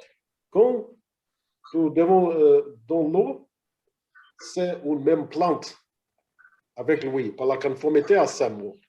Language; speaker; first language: French; non-native, learner; English